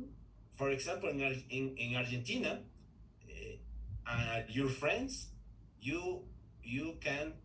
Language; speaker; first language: English; non-native, learner; Spanish